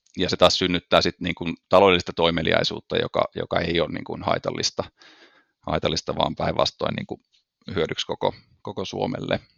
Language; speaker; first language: Finnish; native; Finnish